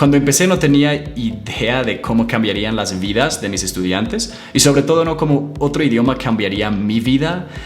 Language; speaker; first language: Spanish; non-native, fluent; English